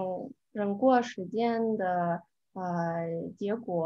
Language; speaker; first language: Chinese; non-native, learner; Russian